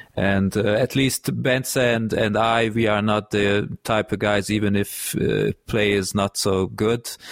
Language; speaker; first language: English; non-native, fluent; Hungarian